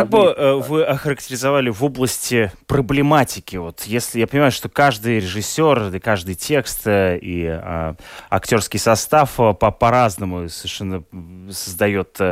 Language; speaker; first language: Russian; native; Russian